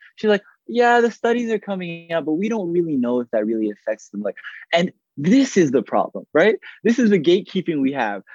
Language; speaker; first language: English; native; English